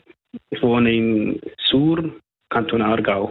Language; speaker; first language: German; non-native, fluent; Persian